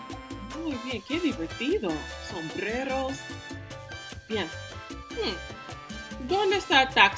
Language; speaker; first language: Spanish; non-native, fluent; English